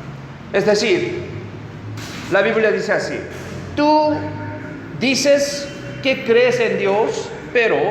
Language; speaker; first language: Spanish; non-native, fluent; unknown